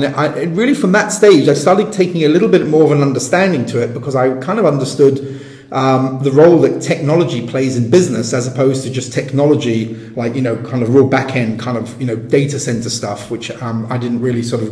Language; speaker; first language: English; native; English